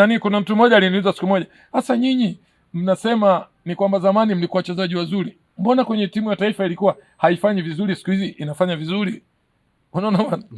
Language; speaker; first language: Swahili; native; Swahili